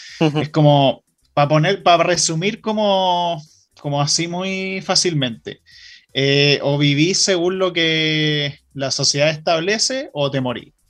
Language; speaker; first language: Spanish; native; Spanish